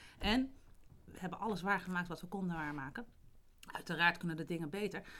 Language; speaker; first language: Dutch; native; Dutch